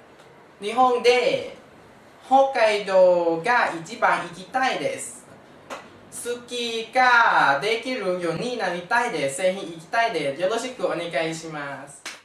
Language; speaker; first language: Japanese; non-native, learner; Thai